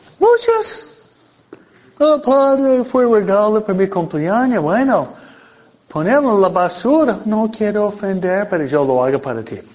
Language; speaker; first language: Spanish; non-native, fluent; English